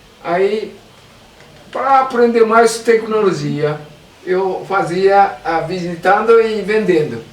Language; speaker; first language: Portuguese; non-native, learner; Japanese